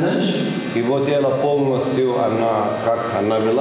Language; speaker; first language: Russian; non-native, learner; Arabic